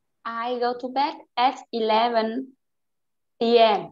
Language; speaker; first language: English; non-native, learner; Vietnamese